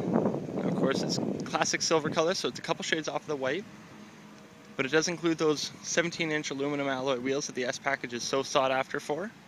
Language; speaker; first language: English; native; English